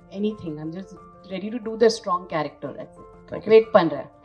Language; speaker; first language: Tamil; non-native, fluent; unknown